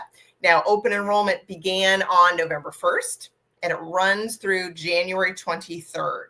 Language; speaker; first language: English; native; English